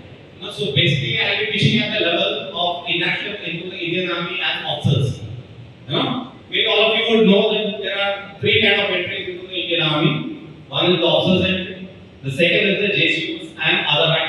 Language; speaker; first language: English; non-native, local second language; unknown